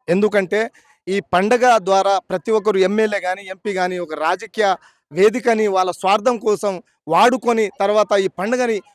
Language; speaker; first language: Telugu; non-native, local second language; Lambadi